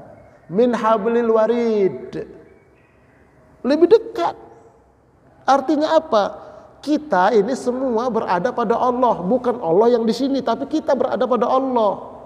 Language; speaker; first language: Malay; non-native, local second language; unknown